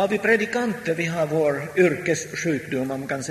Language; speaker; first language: Swedish; non-native, local second language; Finnish